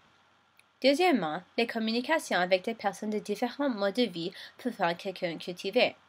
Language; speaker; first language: French; non-native, local second language; English